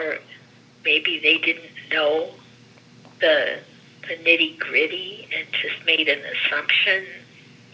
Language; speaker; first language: English; early bilingual, other home language; Greek